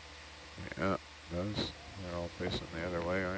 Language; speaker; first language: English; native; English